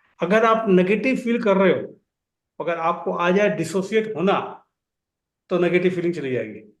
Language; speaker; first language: Hindi; native; Hindi